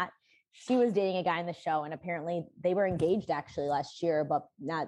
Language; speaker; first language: English; native; English